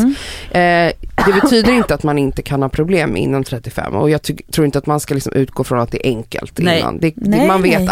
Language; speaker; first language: Swedish; native; Swedish